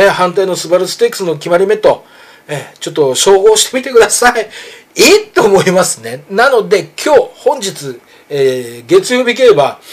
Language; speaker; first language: Japanese; native; Japanese